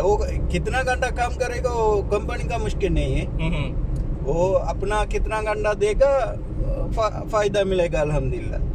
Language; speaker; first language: Hindi; non-native, learner; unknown